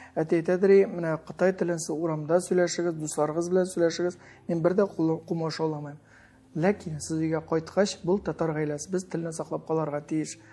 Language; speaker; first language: Tatar; early bilingual, heritage; Tatar